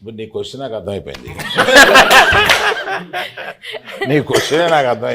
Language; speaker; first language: Telugu; native; Telugu